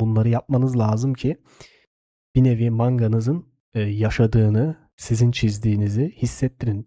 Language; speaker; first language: Turkish; native; Turkish